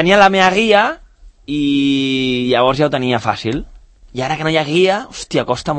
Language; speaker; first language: Catalan; native; Catalan